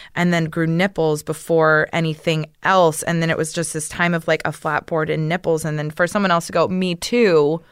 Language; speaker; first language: English; native; English